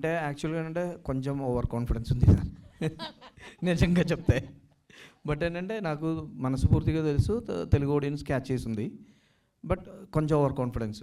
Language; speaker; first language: Telugu; non-native, learner; Malayalam